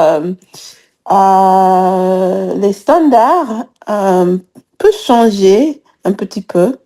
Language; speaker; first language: French; non-native, fluent; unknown